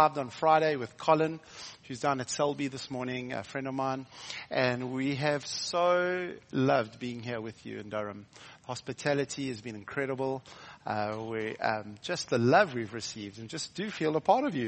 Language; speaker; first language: English; native; English